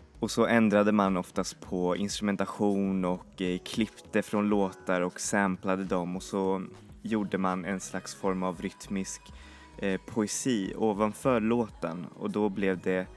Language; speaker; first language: Swedish; native; Swedish